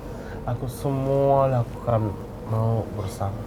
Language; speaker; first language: Indonesian; non-native, learner; Japanese